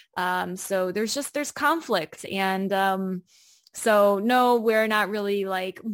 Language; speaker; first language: English; native; English